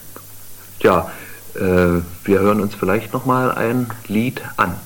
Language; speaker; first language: German; native; German